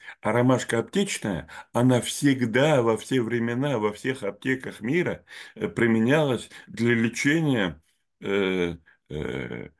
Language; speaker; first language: Russian; native; Russian